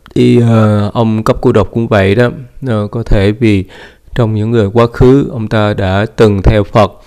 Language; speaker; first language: Vietnamese; native; Vietnamese